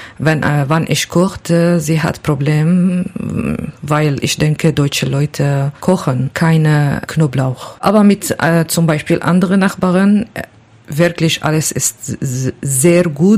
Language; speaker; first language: German; non-native, learner; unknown